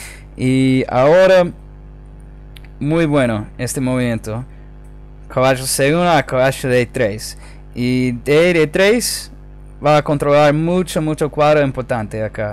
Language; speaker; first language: Spanish; non-native, fluent; English